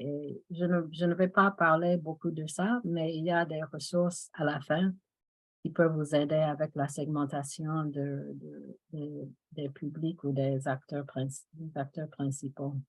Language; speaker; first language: French; non-native, fluent; English